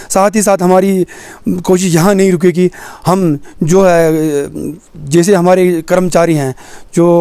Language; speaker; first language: Hindi; native; Hindi